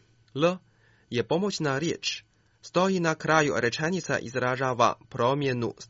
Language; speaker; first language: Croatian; non-native, fluent; Chinese